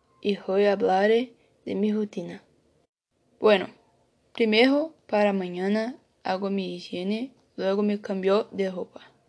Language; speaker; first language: Spanish; non-native, learner; Portuguese